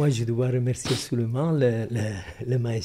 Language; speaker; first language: French; non-native, fluent; Italian